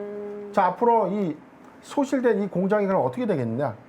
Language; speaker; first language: Korean; native; Korean